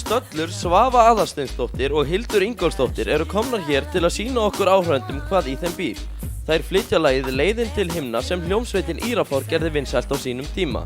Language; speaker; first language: Icelandic; native; Icelandic